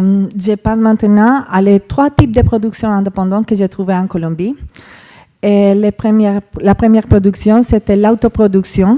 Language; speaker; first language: French; non-native, fluent; Spanish